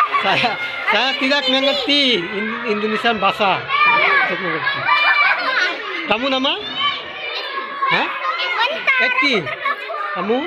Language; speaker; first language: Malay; non-native, learner; Bangla